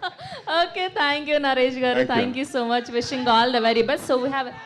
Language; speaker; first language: Telugu; native; Telugu